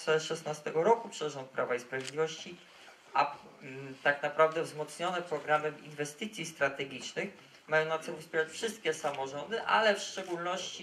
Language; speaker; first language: Polish; native; Polish